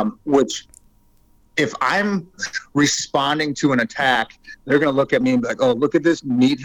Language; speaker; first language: English; native; English